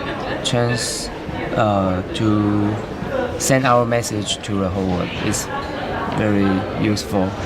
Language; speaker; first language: English; non-native, learner; Chinese